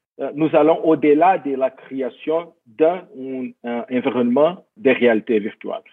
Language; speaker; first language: French; non-native, fluent; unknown